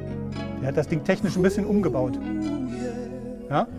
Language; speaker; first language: German; native; German